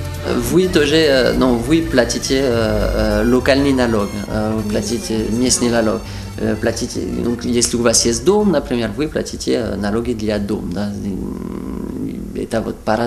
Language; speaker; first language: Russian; non-native, fluent; French